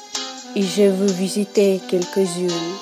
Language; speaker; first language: French; non-native, learner; Russian